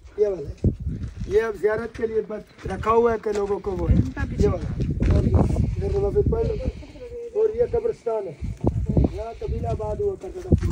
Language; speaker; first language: Hindi; non-native, learner; Bangla